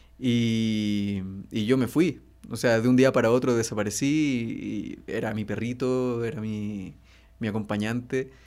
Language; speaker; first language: Spanish; native; Spanish